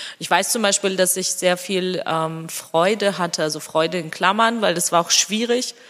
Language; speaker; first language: German; non-native, fluent; Georgian